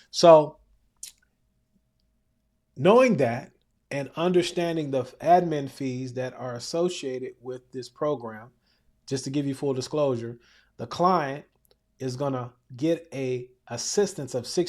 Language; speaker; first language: English; native; English